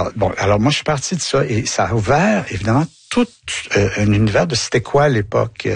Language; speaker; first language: French; native; French